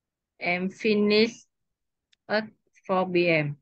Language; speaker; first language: English; non-native, learner; Vietnamese